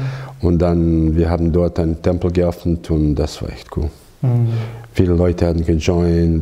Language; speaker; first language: German; non-native, learner; Croatian